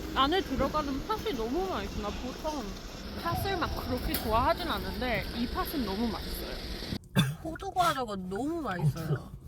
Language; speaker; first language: Korean; non-native, fluent; English